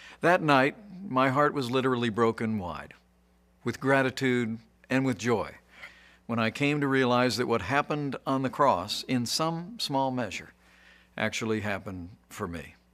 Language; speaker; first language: English; native; English